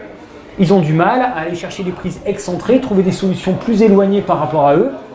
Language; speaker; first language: French; native; French